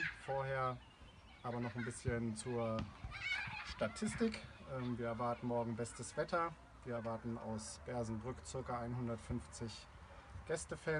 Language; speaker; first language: German; native; German